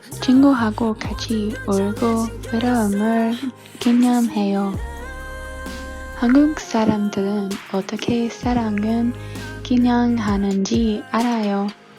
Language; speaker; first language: Korean; non-native, learner; English